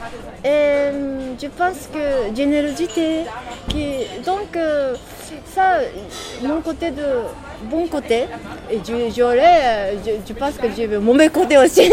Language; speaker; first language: French; non-native, learner; Japanese